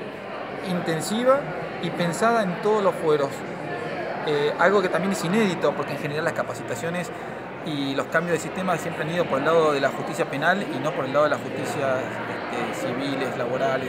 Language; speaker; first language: Spanish; native; Spanish